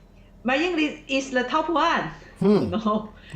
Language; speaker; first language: English; non-native, learner; Chinese